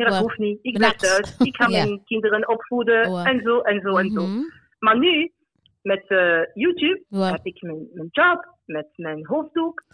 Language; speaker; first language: Dutch; non-native, local second language; French